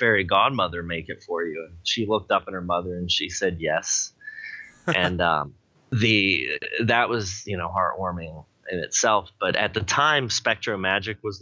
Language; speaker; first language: English; native; English